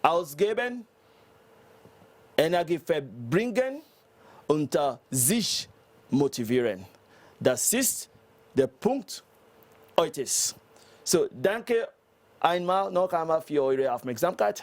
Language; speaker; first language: German; non-native, learner; English